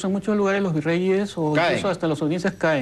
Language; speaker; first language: Spanish; native; Spanish